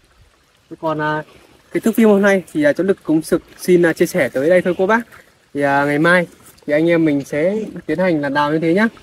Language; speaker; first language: Vietnamese; native; Vietnamese